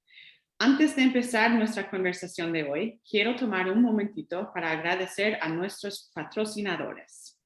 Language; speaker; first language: Spanish; non-native, fluent; English